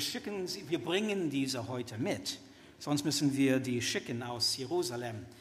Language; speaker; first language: German; non-native, fluent; English